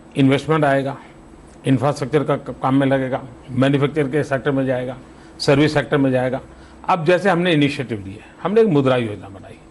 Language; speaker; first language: Hindi; non-native, local second language; Gujarati